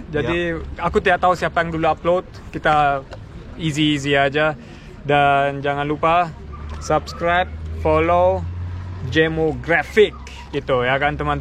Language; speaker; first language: Indonesian; early bilingual, heritage; Indonesian